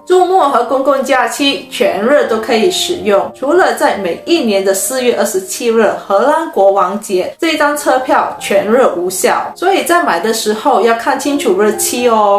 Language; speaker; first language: Chinese; native; Chinese